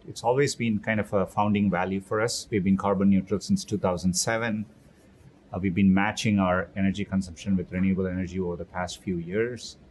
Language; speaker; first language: English; non-native, local second language; Tamil